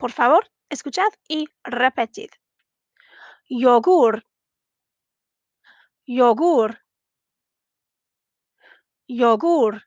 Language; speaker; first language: Spanish; non-native, fluent; English